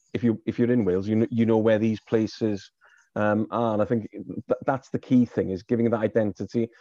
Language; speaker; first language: English; native; English